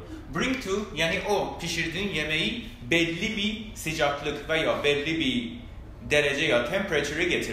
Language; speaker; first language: Turkish; non-native, fluent; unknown